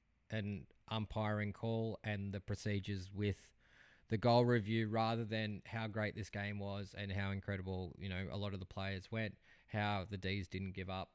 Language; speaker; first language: English; native; English